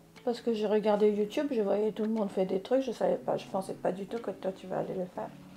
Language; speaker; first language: French; non-native, local second language; Morisyen